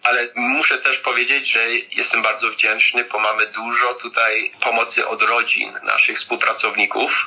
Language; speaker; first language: Polish; early bilingual, heritage; Polish